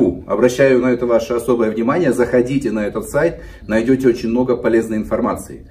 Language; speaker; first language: Russian; native; Russian